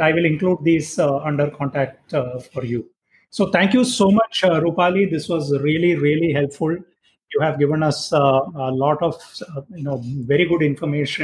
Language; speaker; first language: English; non-native, local second language; Malayalam